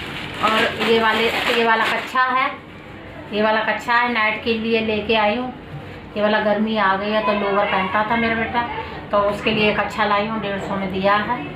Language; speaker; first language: Hindi; native; Hindi